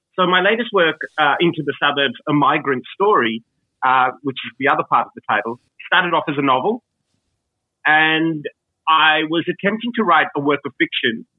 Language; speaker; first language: English; early bilingual, other home language; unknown